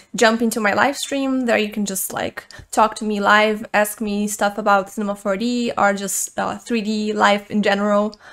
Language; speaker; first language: English; non-native, fluent; Portuguese